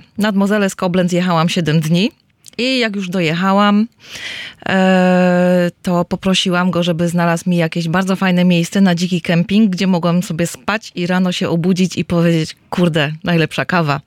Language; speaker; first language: Polish; native; Polish